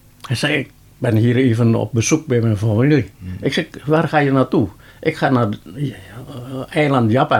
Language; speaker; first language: Dutch; non-native, local second language; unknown